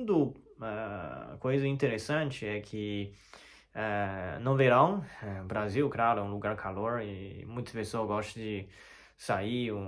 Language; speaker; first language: Portuguese; non-native, learner; Chinese